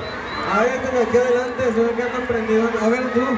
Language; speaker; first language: Spanish; native; Spanish